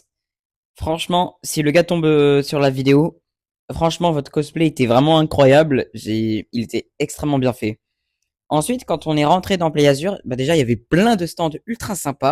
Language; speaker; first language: French; native; French